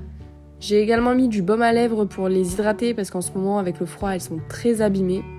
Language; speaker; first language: French; native; French